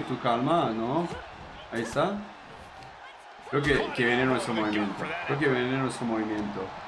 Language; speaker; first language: Spanish; native; Spanish